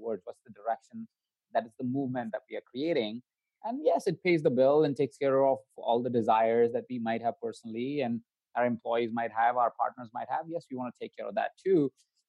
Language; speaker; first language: English; non-native, local second language; Hindi